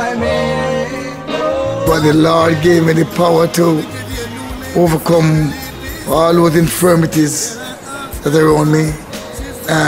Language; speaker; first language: English; non-native, local second language; Jamaican Creole English